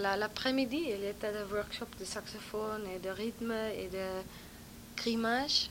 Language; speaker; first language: French; non-native, learner; Dutch